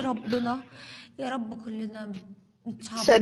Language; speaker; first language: Arabic; native; Arabic